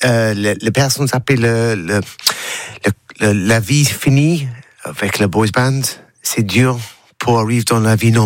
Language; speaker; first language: French; non-native, learner; English